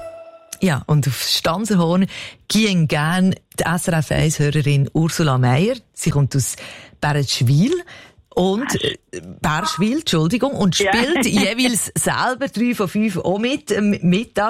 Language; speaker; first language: German; native; German